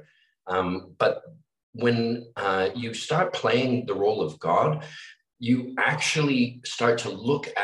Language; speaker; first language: English; native; English